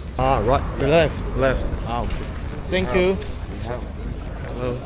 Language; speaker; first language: English; non-native, learner; Korean